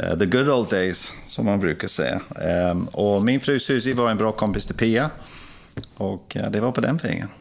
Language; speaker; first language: Swedish; non-native, fluent; English